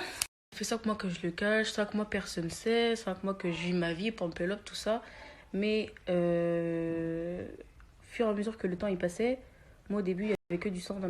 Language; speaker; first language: French; native; French